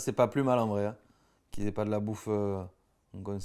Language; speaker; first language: French; native; French